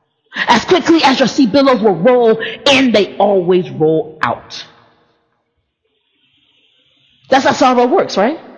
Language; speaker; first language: English; native; English